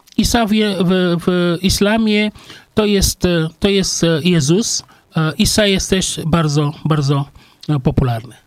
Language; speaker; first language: Polish; non-native, fluent; Wolof